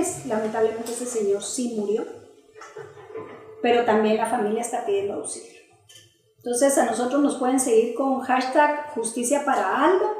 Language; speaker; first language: Spanish; native; Spanish